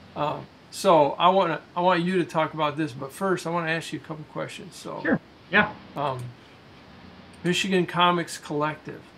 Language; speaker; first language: English; native; English